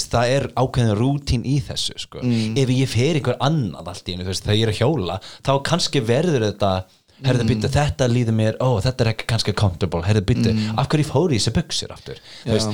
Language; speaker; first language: Icelandic; early bilingual, heritage; English